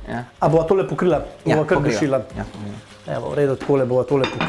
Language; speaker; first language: Slovenian; native; Slovenian